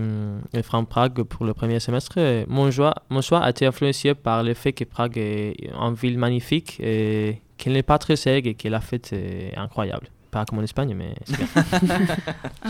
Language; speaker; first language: French; non-native, learner; Spanish